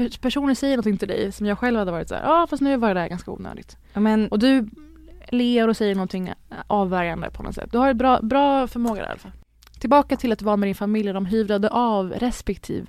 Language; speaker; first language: Swedish; native; Swedish